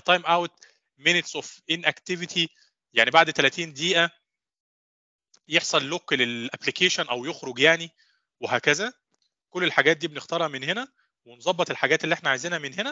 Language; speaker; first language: Arabic; native; Arabic